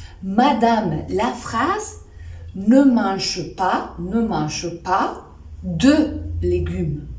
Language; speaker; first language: French; non-native, fluent; Spanish